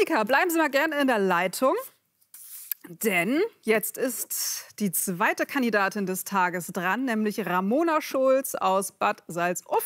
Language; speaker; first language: German; native; German